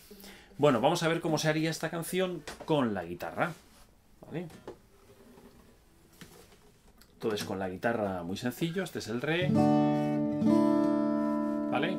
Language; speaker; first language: Spanish; native; Spanish